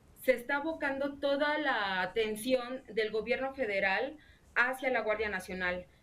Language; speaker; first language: Spanish; native; Spanish